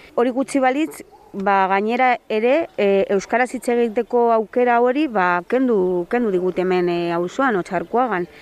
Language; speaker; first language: Basque; non-native, local second language; Spanish